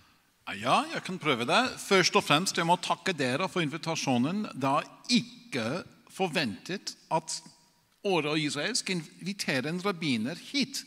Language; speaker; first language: Norwegian; non-native, fluent; English